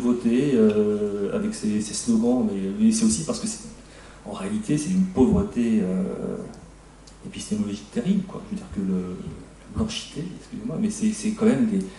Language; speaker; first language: French; native; French